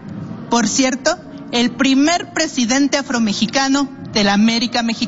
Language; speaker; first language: Spanish; native; Spanish